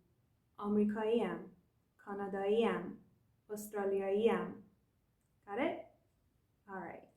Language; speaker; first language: Persian; early bilingual, heritage; English